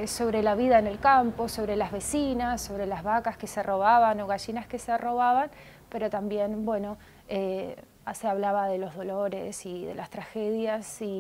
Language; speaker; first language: Spanish; early bilingual, other home language; Russian